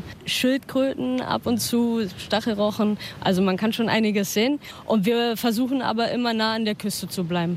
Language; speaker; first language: German; native; German